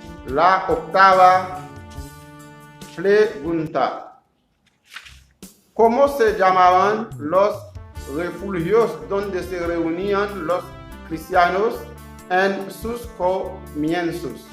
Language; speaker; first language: Spanish; non-native, learner; Haitian Creole